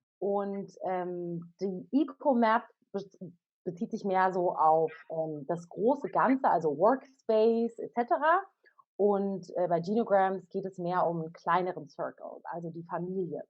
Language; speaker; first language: German; native; German